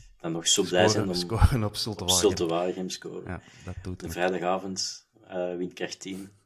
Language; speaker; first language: Dutch; native; Dutch